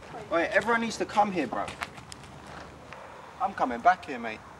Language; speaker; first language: English; early bilingual, other home language; Polish